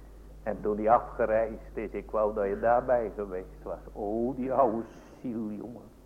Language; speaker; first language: Dutch; native; Dutch